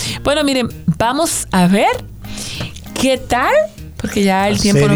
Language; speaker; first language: Spanish; native; Spanish